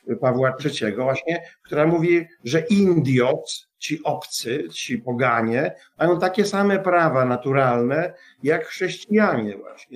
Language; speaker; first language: Polish; native; Polish